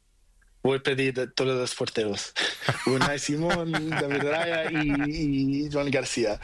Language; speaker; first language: Spanish; non-native, learner; Portuguese